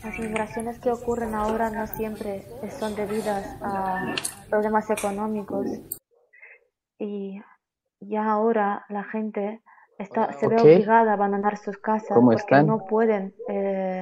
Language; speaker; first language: Spanish; non-native, learner; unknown